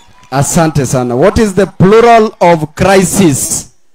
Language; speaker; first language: English; non-native, local second language; Luo (Kenya and Tanzania)